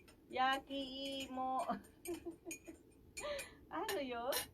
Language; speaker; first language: Japanese; non-native, fluent; Filipino